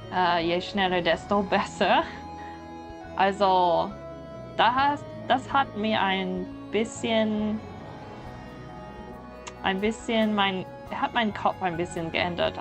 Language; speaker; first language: German; non-native, learner; English